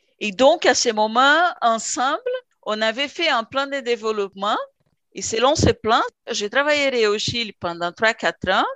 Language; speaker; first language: French; non-native, fluent; Portuguese